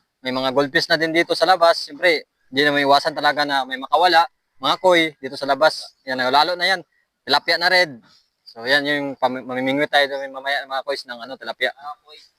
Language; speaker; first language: Filipino; non-native, local second language; Aklanon